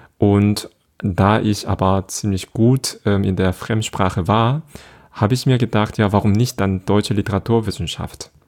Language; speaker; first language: German; non-native, fluent; Korean